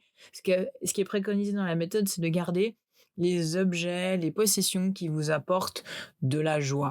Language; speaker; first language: French; native; French